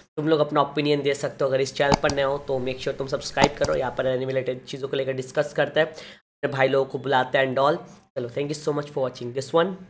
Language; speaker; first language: Hindi; native; Hindi